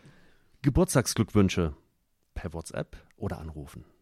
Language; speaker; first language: German; native; German